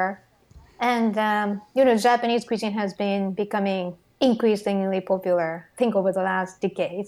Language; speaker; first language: English; non-native, fluent; Japanese